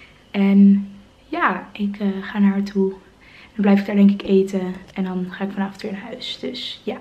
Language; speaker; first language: Dutch; native; Dutch